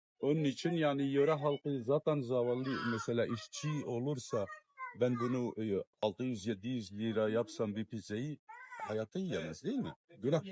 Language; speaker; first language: Turkish; non-native, fluent; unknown